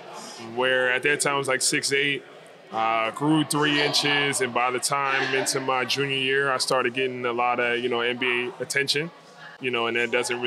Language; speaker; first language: English; native; English